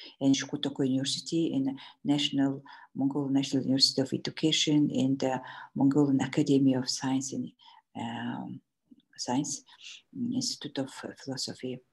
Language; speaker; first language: English; non-native, learner; Mongolian